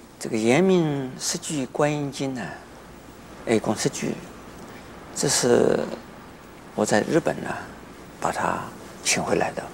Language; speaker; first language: Chinese; native; Chinese